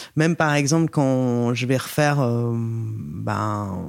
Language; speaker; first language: French; native; French